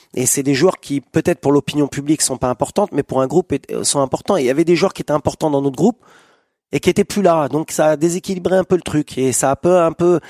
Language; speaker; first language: French; native; French